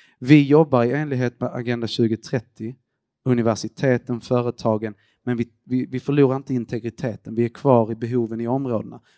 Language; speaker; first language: Swedish; early bilingual, other home language; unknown